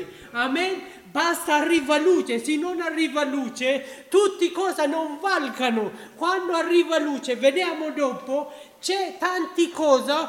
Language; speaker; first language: Italian; non-native, learner; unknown